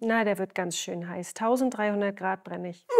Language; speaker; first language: German; native; German